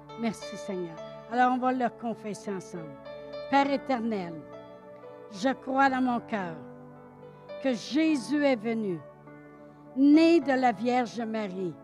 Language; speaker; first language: French; native; French